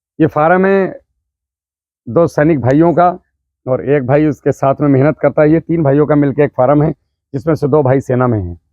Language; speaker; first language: Hindi; native; Hindi